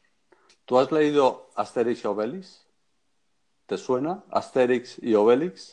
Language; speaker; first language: Spanish; native; Spanish